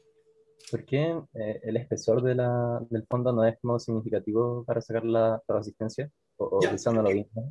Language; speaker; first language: Spanish; native; Spanish